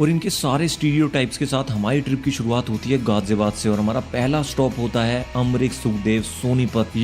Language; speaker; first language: Hindi; native; Hindi